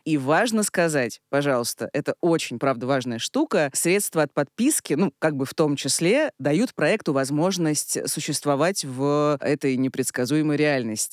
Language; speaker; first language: Russian; native; Russian